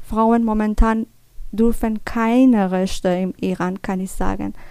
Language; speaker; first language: German; non-native, learner; Persian